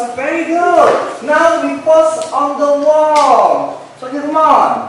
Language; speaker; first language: English; non-native, learner; Indonesian